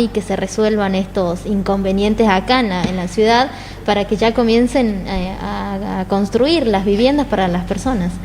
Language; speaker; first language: Spanish; native; Spanish